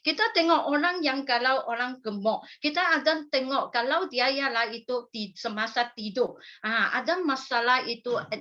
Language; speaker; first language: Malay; non-native, local second language; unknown